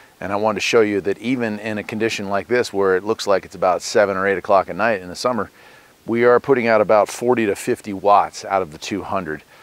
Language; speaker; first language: English; native; English